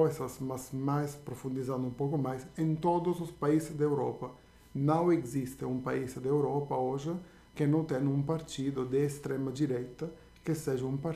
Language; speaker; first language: Portuguese; non-native, fluent; Italian